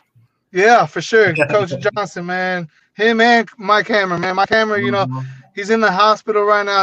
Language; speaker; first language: English; native; English